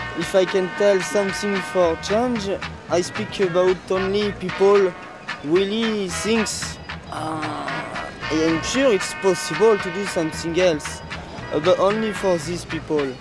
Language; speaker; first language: English; non-native, learner; French